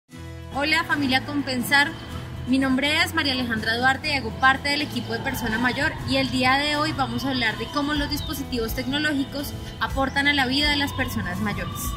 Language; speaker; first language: Spanish; native; Spanish